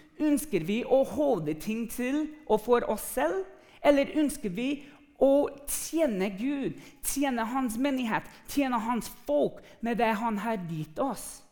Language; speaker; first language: Norwegian; non-native, fluent; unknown